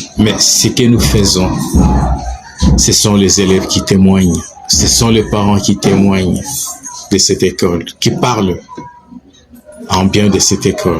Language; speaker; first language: French; non-native, local second language; Luba-Lulua